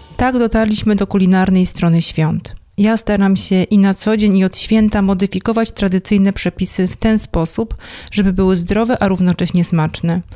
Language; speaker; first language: Polish; native; Polish